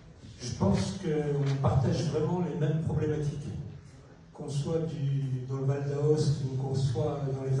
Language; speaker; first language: French; native; French